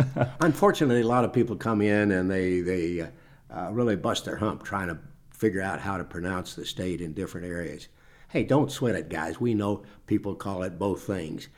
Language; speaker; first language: English; native; English